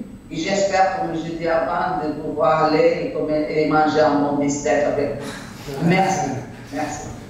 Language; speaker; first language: French; non-native, learner; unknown